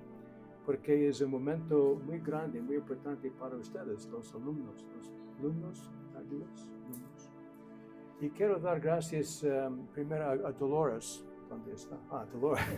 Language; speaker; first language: Spanish; non-native, learner; English